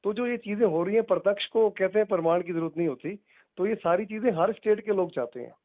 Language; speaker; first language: Hindi; non-native, local second language; Punjabi